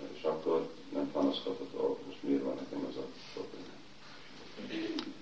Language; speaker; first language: Hungarian; early bilingual, heritage; Hungarian